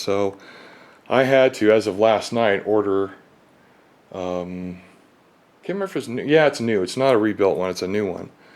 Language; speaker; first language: English; native; English